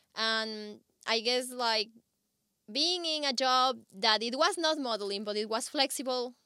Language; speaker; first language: English; non-native, fluent; Spanish